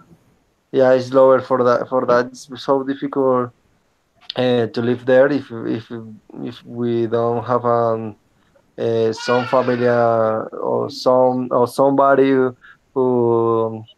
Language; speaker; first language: English; non-native, learner; Spanish